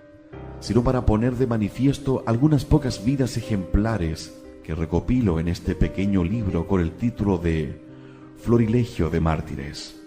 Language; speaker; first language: Spanish; native; Spanish